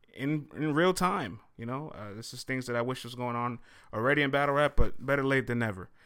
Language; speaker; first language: English; native; English